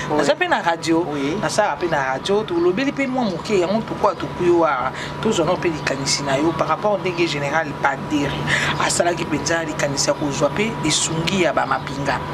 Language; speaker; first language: Lingala; native; Lingala